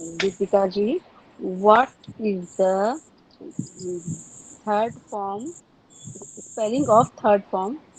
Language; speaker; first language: English; non-native, learner; Hindi